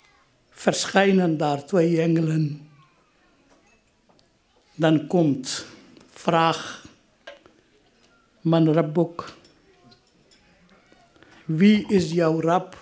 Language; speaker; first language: Dutch; non-native, fluent; Urdu